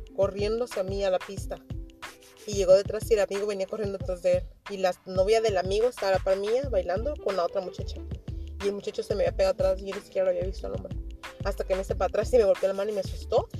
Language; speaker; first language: Spanish; early bilingual, heritage; Spanish